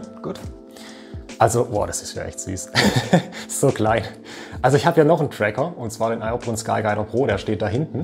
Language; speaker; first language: German; native; German